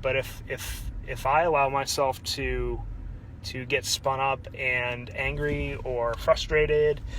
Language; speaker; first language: English; native; English